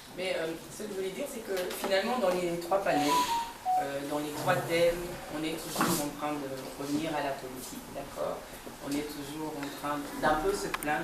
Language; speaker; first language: French; early bilingual, other home language; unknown